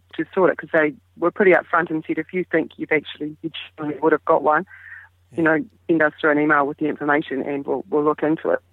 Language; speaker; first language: English; native; English